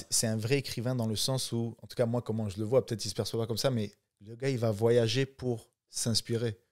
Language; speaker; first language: French; non-native, local second language; Arabic